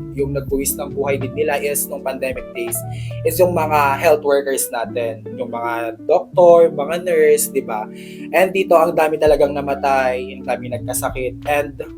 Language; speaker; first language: Filipino; non-native, local second language; Iloko